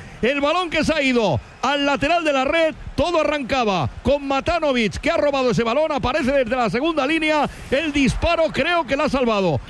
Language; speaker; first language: Spanish; native; Spanish